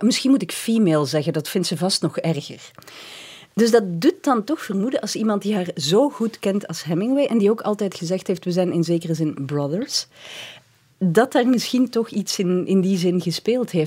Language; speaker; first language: Dutch; native; Dutch